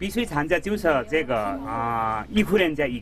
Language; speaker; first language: Chinese; non-native, learner; Nepali